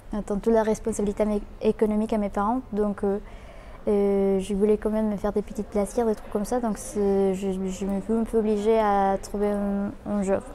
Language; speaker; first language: French; non-native, fluent; Spanish